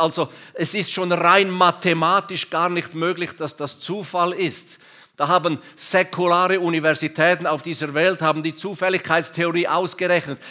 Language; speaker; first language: German; non-native, local second language; Romansh